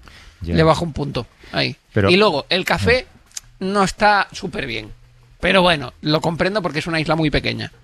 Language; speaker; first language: Spanish; native; Spanish